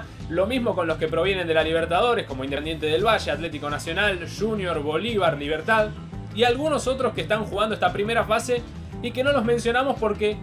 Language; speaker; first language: Spanish; native; Spanish